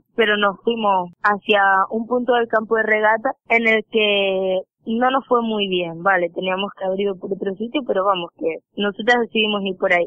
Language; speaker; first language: Spanish; native; Spanish